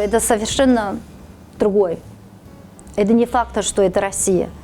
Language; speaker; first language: Russian; non-native, fluent; Chinese